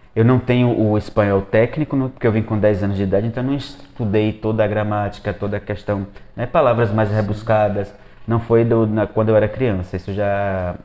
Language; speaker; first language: Portuguese; early bilingual, other home language; Spanish